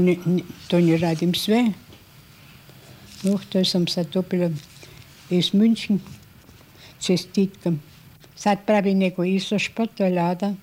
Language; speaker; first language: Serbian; non-native, learner; German